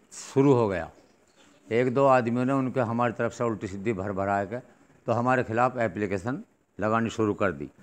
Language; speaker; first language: Hindi; native; Hindi